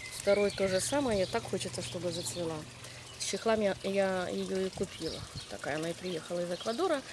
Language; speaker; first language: Russian; native; Russian